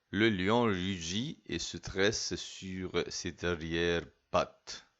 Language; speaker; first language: French; non-native, fluent; Arabic